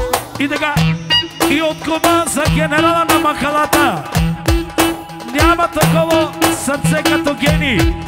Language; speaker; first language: Bulgarian; non-native, local second language; Romany